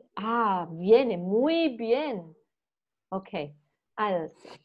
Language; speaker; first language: Spanish; non-native, fluent; German